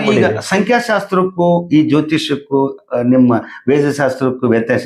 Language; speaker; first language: Kannada; native; Kannada